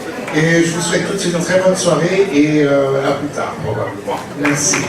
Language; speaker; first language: French; early bilingual, heritage; English